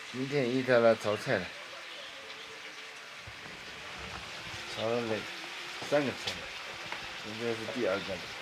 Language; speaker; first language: Chinese; native; Chinese